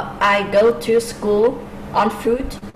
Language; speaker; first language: English; non-native, learner; Vietnamese